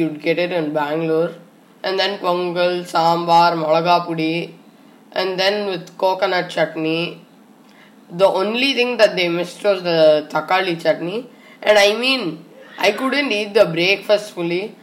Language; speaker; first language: English; non-native, local second language; Tamil